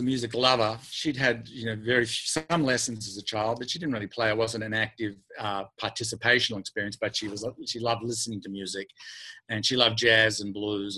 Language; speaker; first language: English; native; English